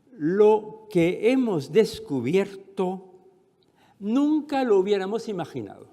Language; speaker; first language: Spanish; non-native, fluent; French